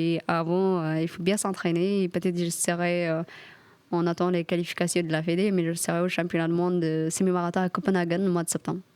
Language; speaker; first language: French; non-native, fluent; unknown